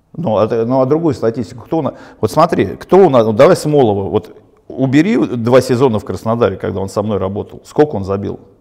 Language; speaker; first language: Russian; native; Russian